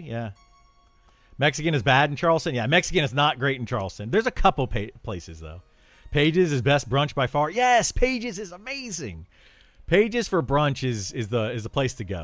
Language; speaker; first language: English; native; English